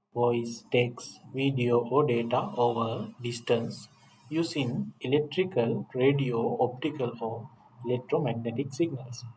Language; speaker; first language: English; non-native, local second language; Sinhala